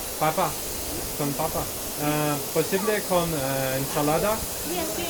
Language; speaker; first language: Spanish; non-native, learner; Russian